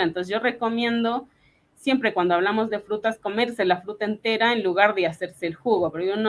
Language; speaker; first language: Spanish; native; Spanish